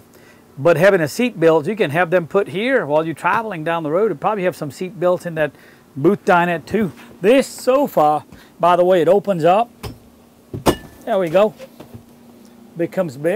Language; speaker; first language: English; non-native, fluent; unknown